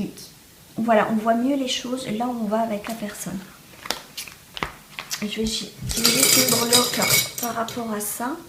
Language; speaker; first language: French; native; French